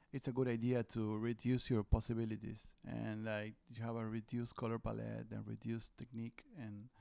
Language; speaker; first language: English; non-native, fluent; Spanish